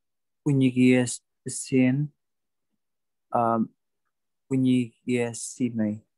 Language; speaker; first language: Russian; non-native, learner; Indonesian